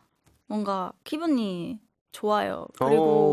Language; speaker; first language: Korean; non-native, fluent; German